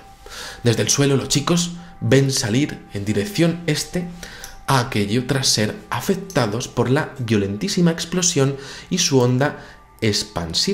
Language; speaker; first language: Spanish; native; Spanish